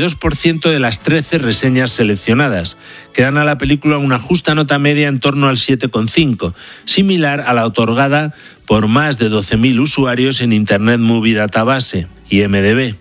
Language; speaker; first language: Spanish; native; Spanish